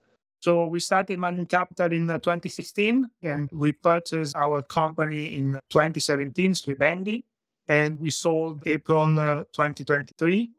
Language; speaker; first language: English; non-native, fluent; Italian